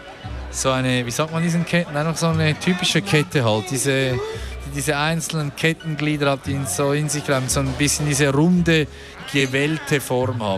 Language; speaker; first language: German; native; German